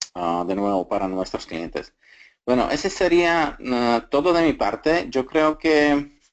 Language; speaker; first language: Spanish; non-native, fluent; Slovak